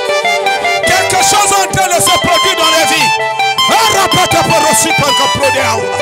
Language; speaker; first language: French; non-native, local second language; Lingala